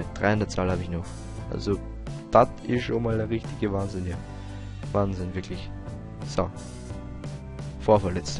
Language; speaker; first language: German; native; German